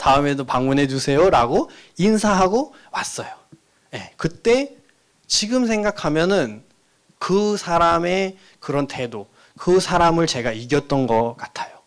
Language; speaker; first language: Korean; non-native, fluent; Nepali